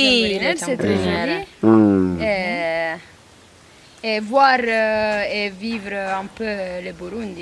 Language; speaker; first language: French; non-native, learner; Italian